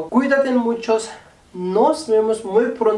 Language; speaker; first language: Spanish; non-native, learner; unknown